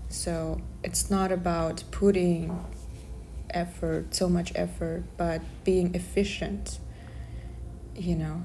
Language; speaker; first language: English; non-native, fluent; Kazakh